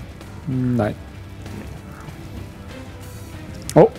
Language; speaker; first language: German; native; German